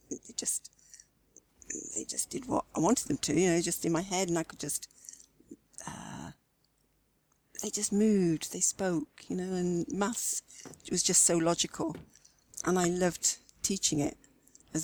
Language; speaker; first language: English; native; English